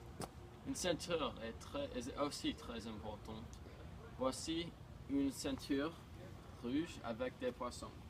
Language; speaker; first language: French; non-native, learner; English